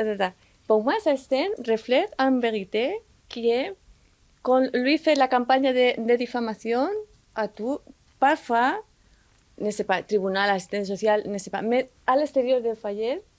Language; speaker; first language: French; non-native, learner; Spanish